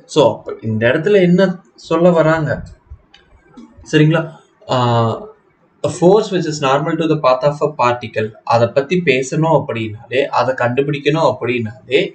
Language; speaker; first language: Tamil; native; Tamil